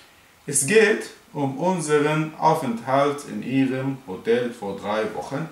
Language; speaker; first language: German; non-native, fluent; Arabic